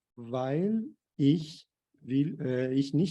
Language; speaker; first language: German; non-native, fluent; Portuguese